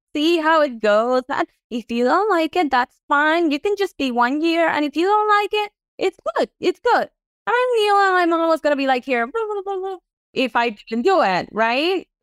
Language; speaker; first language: English; non-native, fluent; Spanish